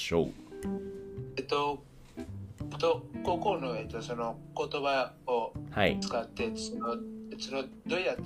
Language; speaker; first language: Japanese; non-native, learner; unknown